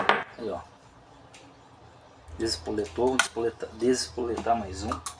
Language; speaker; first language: Portuguese; native; Portuguese